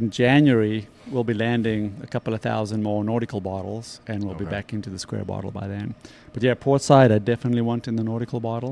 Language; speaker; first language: English; native; English